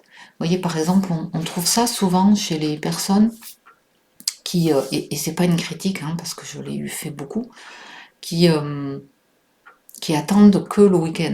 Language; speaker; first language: French; native; French